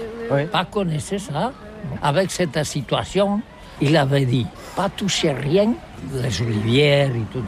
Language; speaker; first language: French; non-native, learner; Catalan